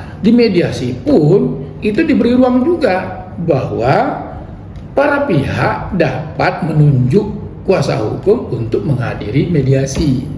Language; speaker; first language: Indonesian; native; Indonesian